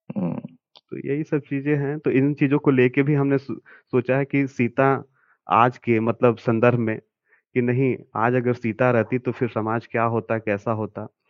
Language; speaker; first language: Hindi; native; Hindi